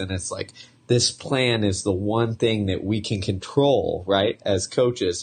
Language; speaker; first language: English; native; English